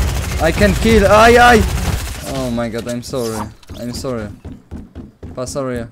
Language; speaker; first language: English; non-native, learner; Polish